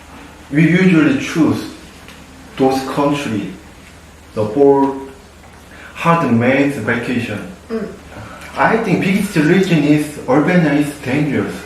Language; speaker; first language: English; non-native, learner; Korean